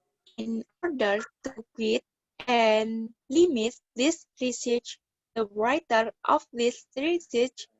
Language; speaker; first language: English; non-native, learner; Indonesian